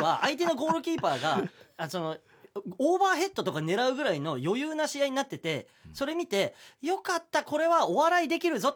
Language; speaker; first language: Japanese; native; Japanese